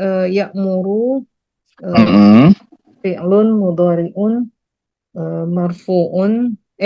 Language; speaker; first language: Arabic; non-native, learner; Indonesian